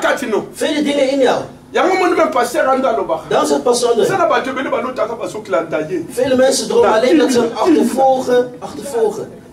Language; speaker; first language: Dutch; non-native, learner; Lingala